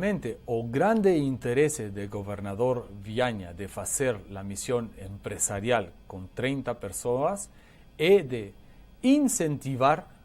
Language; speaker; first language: Portuguese; non-native, learner; Spanish